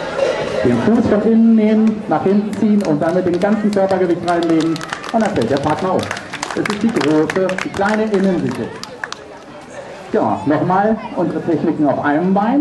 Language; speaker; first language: German; native; German